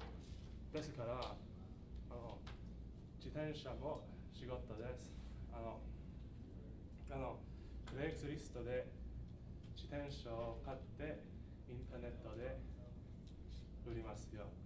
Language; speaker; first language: Japanese; non-native, learner; English